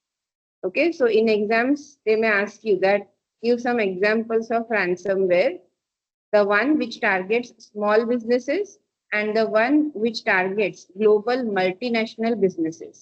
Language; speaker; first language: English; non-native, local second language; Marathi